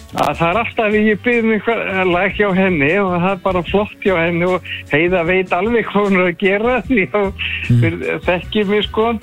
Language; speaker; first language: Icelandic; native; Icelandic